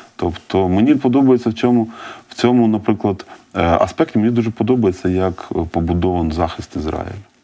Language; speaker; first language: Ukrainian; non-native, local second language; Russian